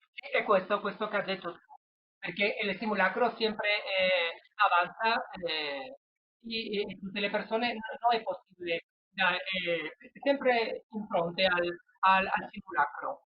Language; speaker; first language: Italian; non-native, learner; Spanish